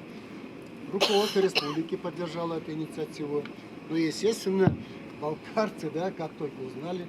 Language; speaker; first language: Russian; non-native, local second language; Chuvash